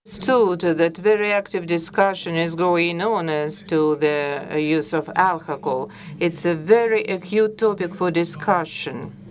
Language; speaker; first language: English; non-native, fluent; Russian